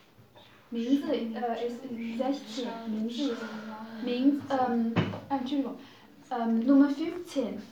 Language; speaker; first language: German; non-native, fluent; Chinese